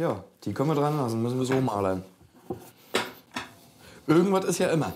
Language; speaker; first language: German; native; German